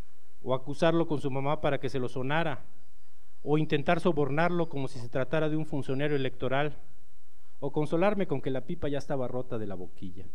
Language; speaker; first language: Spanish; native; Spanish